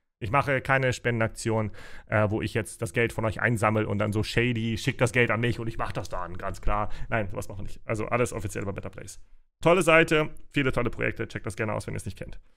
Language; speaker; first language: German; early bilingual, other home language; Russian